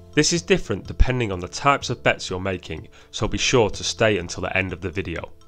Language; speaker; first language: English; native; English